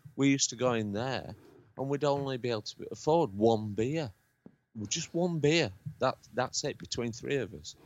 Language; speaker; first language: English; native; English